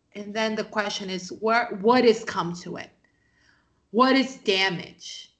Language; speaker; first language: English; non-native, fluent; Portuguese